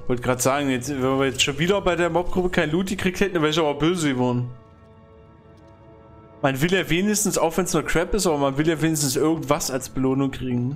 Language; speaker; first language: German; native; German